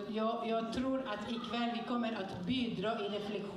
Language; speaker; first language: Swedish; non-native, fluent; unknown